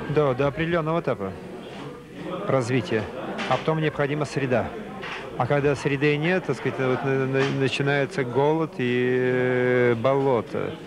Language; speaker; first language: Russian; native; Russian